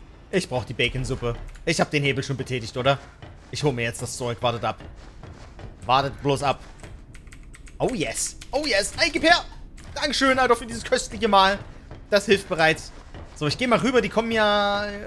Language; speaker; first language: German; native; German